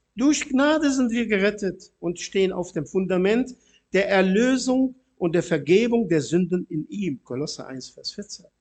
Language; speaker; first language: German; non-native, fluent; Arabic